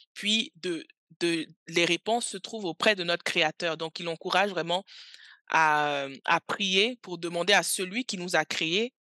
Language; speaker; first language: French; early bilingual, other home language; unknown